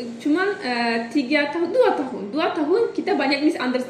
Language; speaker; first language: Indonesian; non-native, learner; Turkish